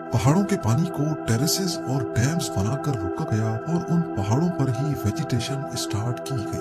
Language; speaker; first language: Urdu; native; Urdu